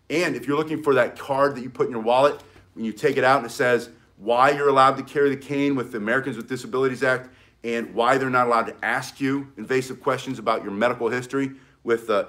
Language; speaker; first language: English; native; English